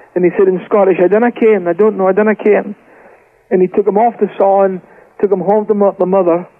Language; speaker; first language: English; native; English